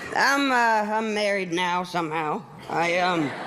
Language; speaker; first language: English; native; English